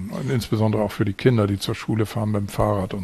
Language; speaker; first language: German; native; German